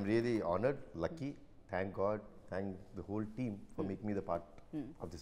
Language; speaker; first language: Telugu; native; Telugu